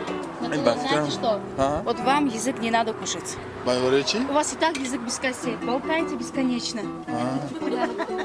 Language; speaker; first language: Russian; non-native, local second language; Tajik